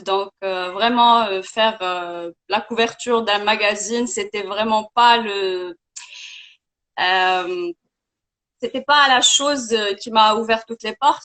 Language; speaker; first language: French; non-native, local second language; Arabic